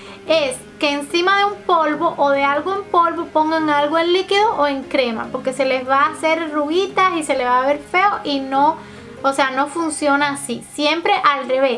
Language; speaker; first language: Spanish; native; Spanish